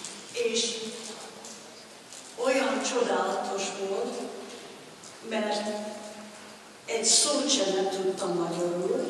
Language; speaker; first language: Hungarian; non-native, fluent; English